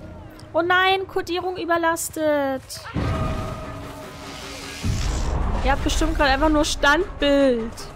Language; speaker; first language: German; native; German